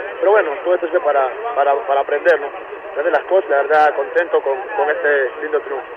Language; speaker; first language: Spanish; native; Spanish